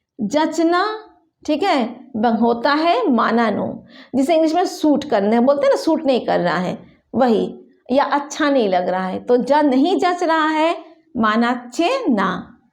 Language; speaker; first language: Hindi; native; Hindi